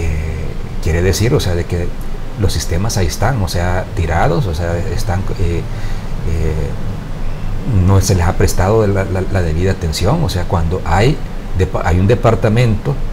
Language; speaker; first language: Spanish; native; Spanish